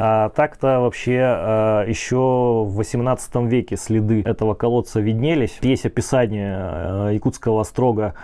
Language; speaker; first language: Russian; native; Russian